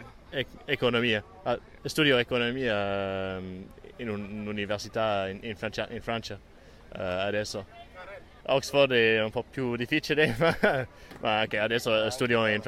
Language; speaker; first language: Italian; non-native, learner; English